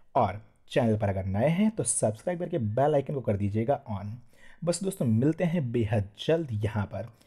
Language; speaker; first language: Hindi; non-native, local second language; Gujarati